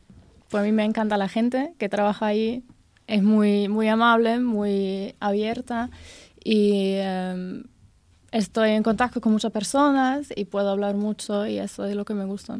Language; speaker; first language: Spanish; non-native, learner; German